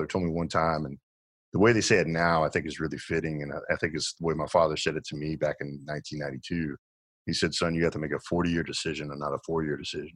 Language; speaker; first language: English; native; English